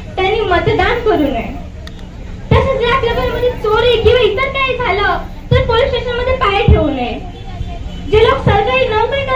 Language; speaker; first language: Marathi; native; Marathi